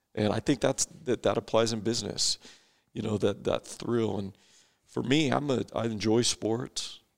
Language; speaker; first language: English; native; English